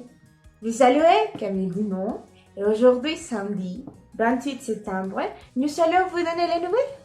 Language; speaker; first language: French; non-native, learner; Spanish